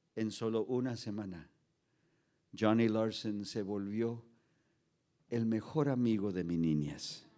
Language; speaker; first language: Spanish; early bilingual, heritage; Spanish